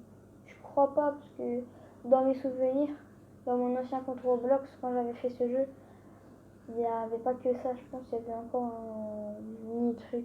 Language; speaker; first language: French; native; French